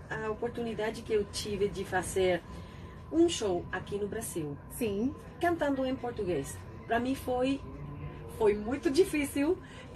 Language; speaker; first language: Portuguese; non-native, fluent; Spanish